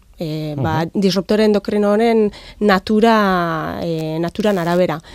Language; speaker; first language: Basque; native; Basque